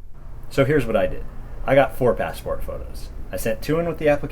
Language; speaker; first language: English; native; English